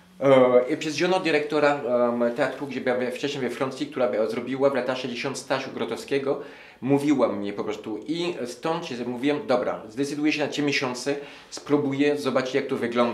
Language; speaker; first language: Polish; non-native, learner; French